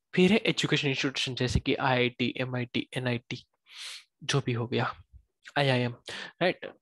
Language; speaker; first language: Hindi; native; Hindi